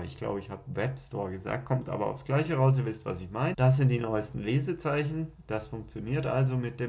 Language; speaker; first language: German; native; German